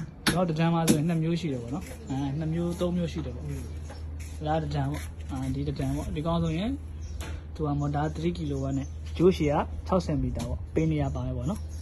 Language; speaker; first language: Burmese; native; Burmese